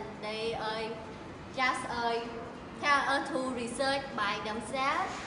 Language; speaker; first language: English; non-native, learner; Khmer